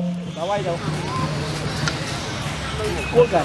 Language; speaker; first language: Russian; non-native, fluent; Khmer